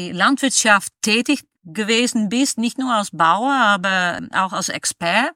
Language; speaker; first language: German; non-native, fluent; Dutch